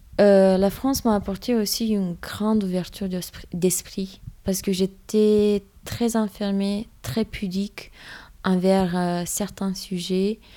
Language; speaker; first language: French; non-native, fluent; Romanian